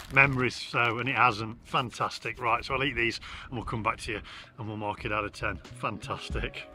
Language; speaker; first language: English; native; English